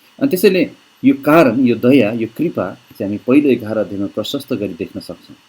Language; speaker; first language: Nepali; native; Nepali